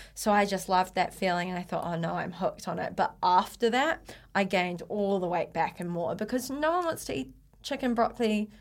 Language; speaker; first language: English; native; English